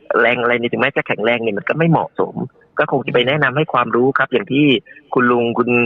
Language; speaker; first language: Thai; native; Thai